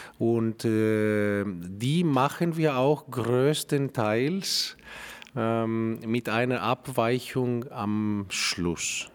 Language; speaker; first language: German; non-native, fluent; Greek